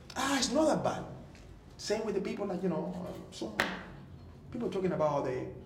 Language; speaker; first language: English; non-native, learner; Spanish